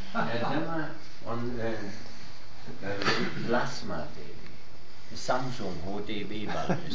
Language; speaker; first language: Finnish; non-native, learner; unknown